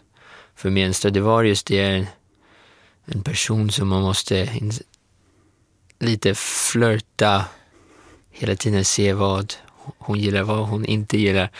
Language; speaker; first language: Swedish; non-native, fluent; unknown